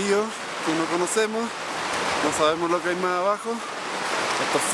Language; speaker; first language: Spanish; native; Spanish